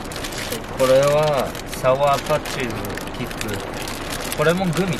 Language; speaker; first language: Japanese; early bilingual, other home language; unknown